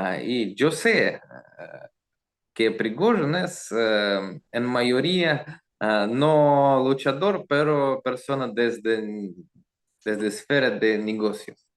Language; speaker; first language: Spanish; non-native, learner; Russian